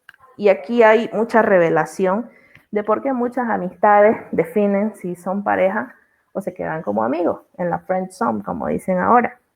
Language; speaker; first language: Spanish; native; Spanish